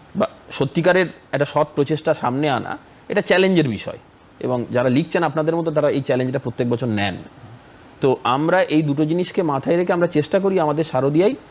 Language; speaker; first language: Bangla; native; Bangla